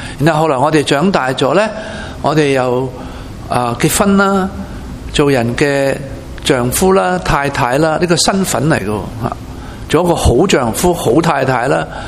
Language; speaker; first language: Chinese; non-native, local second language; Cantonese